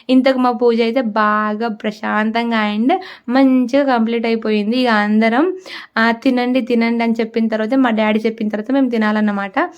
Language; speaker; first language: Telugu; non-native, local second language; Lambadi